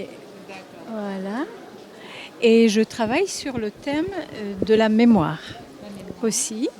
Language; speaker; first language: French; non-native, fluent; Japanese